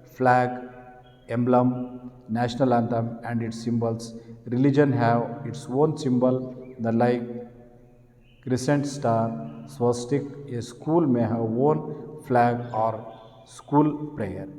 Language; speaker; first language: English; non-native, local second language; Kannada